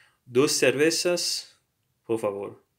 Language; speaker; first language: Spanish; non-native, learner; English